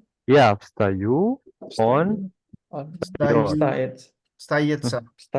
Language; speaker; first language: Russian; non-native, fluent; Indonesian